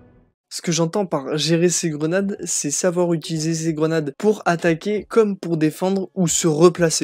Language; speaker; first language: French; native; French